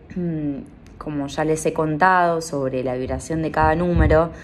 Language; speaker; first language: Spanish; native; Spanish